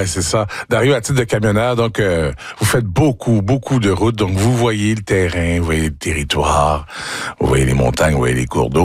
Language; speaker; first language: French; native; French